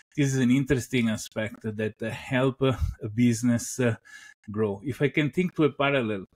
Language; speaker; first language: English; non-native, fluent; Italian